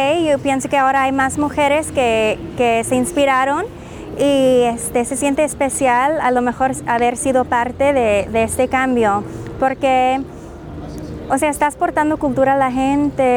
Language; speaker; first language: Spanish; non-native, fluent; English